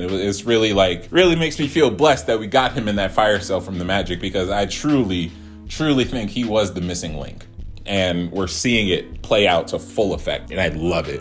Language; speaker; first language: English; native; English